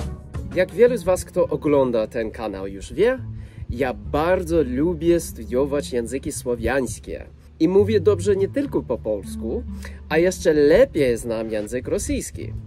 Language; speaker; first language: Polish; non-native, fluent; English